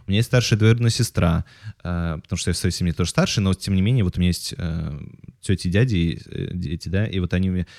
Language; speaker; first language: Russian; native; Russian